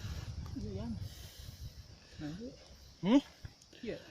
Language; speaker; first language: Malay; non-native, local second language; Sundanese